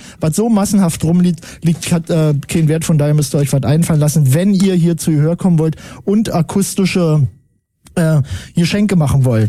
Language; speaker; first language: German; native; German